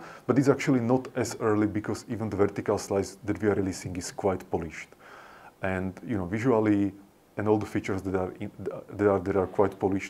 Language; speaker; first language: English; non-native, fluent; Slovak